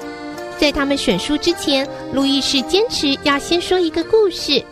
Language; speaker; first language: Chinese; native; Chinese